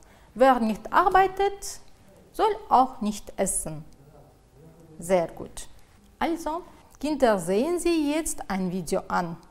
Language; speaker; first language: German; non-native, fluent; Uzbek